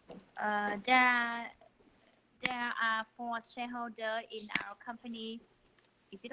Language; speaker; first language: English; non-native, learner; Vietnamese